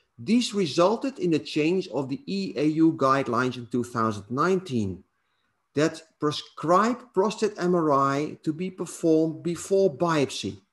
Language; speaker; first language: English; non-native, fluent; Dutch